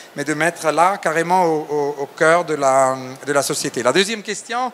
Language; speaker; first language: French; native; French